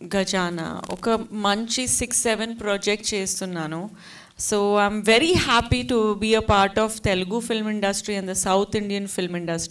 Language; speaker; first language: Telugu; non-native, learner; Hindi